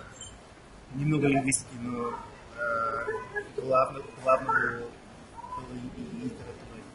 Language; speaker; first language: Russian; non-native, fluent; English